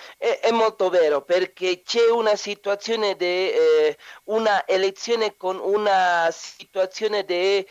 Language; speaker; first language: Italian; non-native, learner; Spanish